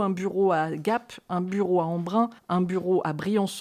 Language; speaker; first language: French; native; French